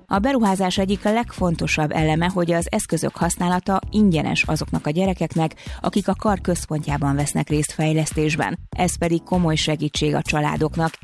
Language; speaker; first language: Hungarian; native; Hungarian